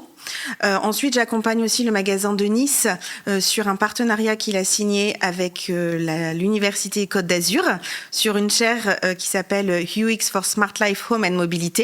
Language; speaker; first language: French; native; French